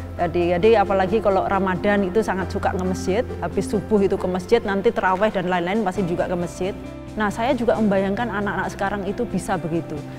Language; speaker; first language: Indonesian; non-native, local second language; Javanese